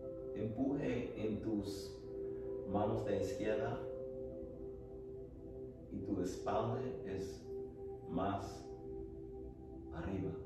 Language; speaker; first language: Spanish; non-native, learner; English